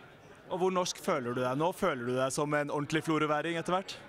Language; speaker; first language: Norwegian; native; Norwegian